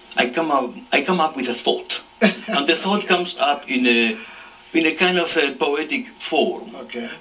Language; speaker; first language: English; non-native, fluent; Spanish